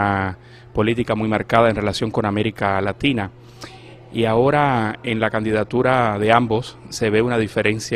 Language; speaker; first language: Spanish; native; Spanish